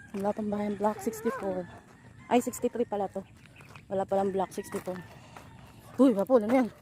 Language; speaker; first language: Filipino; native; Filipino